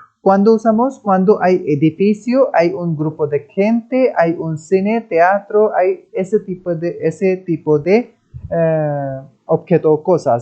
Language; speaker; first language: Spanish; non-native, fluent; Hindi